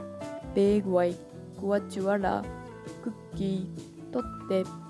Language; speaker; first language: Vietnamese; non-native, learner; Japanese